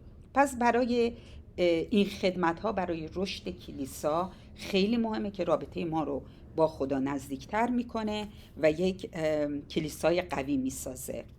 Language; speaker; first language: Persian; native; Persian